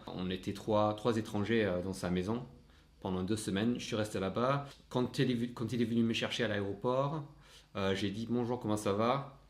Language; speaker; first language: French; non-native, fluent; English